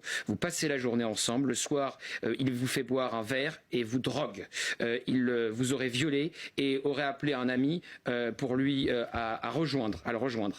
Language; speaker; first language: French; native; French